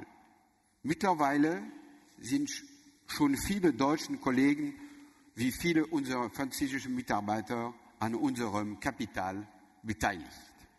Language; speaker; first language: German; non-native, learner; French